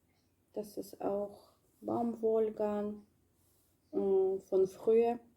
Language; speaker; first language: German; non-native, learner; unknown